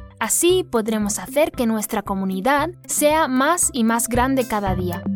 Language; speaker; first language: Spanish; native; Spanish